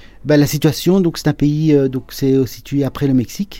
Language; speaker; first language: French; early bilingual, other home language; Spanish